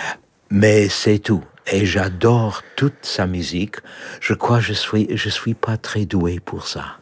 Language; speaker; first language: French; non-native, learner; Polish